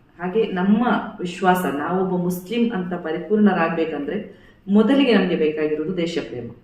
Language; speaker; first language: Kannada; non-native, local second language; Badaga